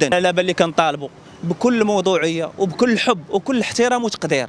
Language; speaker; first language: Arabic; native; Arabic